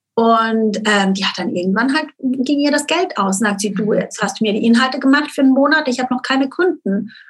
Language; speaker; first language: German; native; German